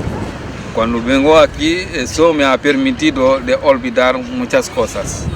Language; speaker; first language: Spanish; non-native, fluent; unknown